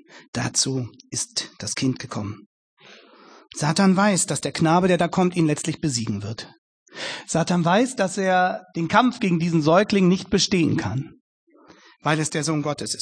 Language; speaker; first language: German; native; German